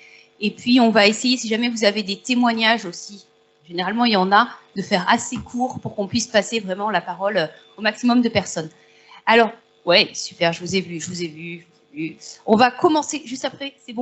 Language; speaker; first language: French; native; French